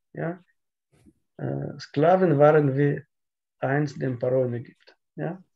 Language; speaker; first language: German; non-native, learner; Russian